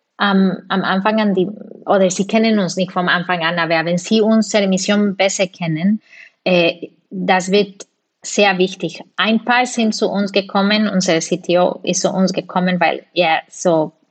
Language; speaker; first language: German; non-native, fluent; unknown